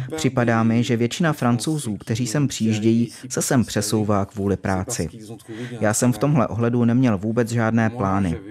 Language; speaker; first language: Czech; non-native, fluent; French